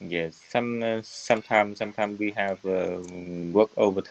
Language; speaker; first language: English; non-native, learner; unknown